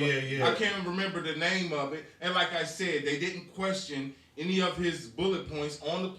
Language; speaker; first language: English; native; English